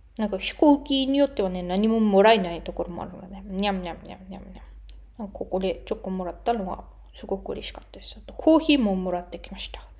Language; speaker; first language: Japanese; non-native, fluent; German